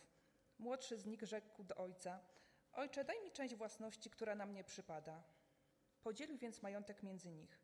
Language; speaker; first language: Polish; native; Polish